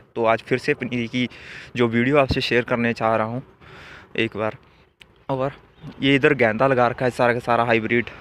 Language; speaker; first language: Hindi; native; Hindi